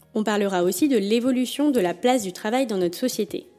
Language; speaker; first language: French; native; French